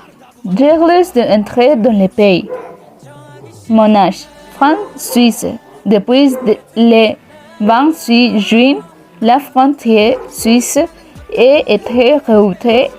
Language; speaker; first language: French; non-native, learner; Spanish